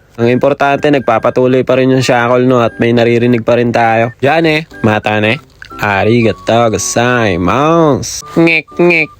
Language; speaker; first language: Filipino; native; Filipino